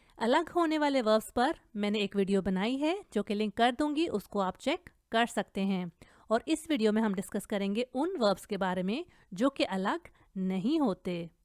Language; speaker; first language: Urdu; native; Urdu